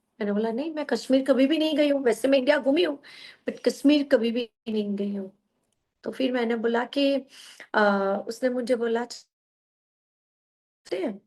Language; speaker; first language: Hindi; non-native, local second language; Gujarati